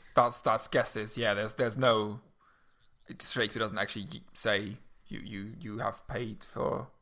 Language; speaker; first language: English; non-native, fluent; Luxembourgish